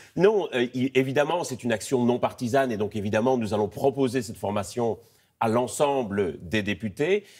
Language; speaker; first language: French; native; French